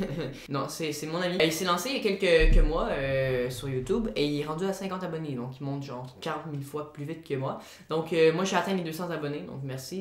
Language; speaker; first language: French; native; French